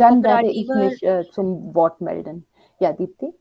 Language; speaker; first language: German; non-native, fluent; Hindi